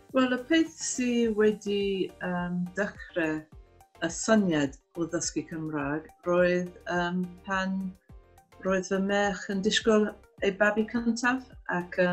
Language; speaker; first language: Welsh; non-native, fluent; English